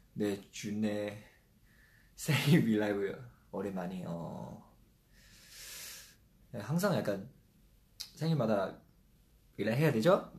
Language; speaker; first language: Korean; non-native, fluent; Chinese